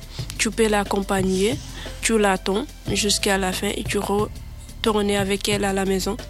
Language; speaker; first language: French; non-native, learner; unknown